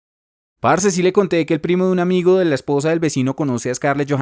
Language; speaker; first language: Spanish; native; Spanish